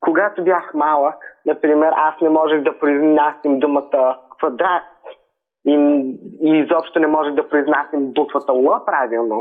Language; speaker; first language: Bulgarian; early bilingual, heritage; Bulgarian